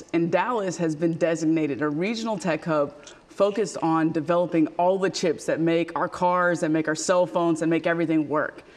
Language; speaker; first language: English; native; English